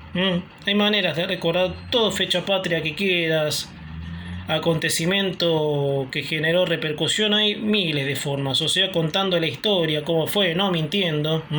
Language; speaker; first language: Spanish; native; Spanish